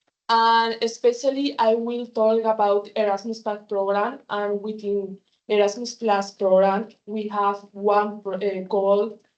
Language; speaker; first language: English; non-native, fluent; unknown